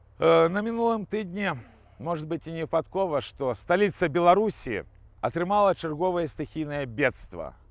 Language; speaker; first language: Belarusian; non-native, local second language; Russian